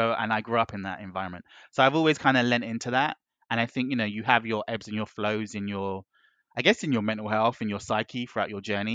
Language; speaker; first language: English; native; English